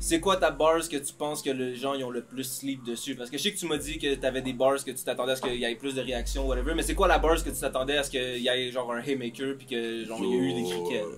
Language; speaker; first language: French; native; French